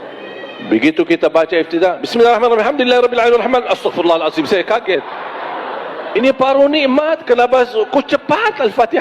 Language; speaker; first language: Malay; non-native, fluent; Arabic